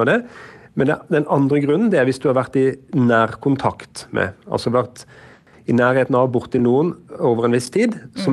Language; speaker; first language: Norwegian; native; Norwegian